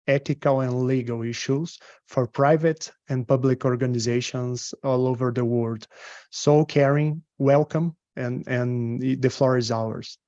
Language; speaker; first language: English; non-native, fluent; Portuguese